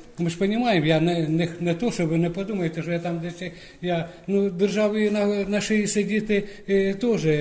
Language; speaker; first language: Ukrainian; non-native, local second language; Russian